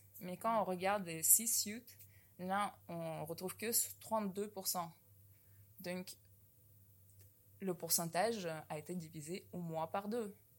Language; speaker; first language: French; non-native, fluent; Russian